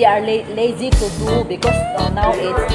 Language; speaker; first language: English; non-native, local second language; Filipino